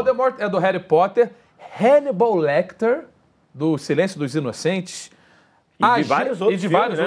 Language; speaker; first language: Portuguese; native; Portuguese